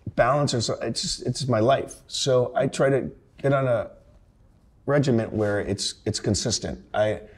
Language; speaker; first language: English; native; English